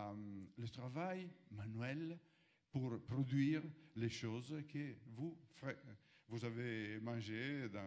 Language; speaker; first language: French; non-native, fluent; Italian